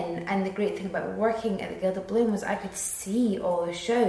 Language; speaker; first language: English; native; English